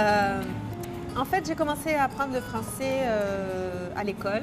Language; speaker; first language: French; non-native, fluent; Portuguese